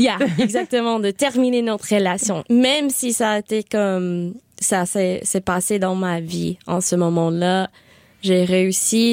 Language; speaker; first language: French; non-native, learner; Spanish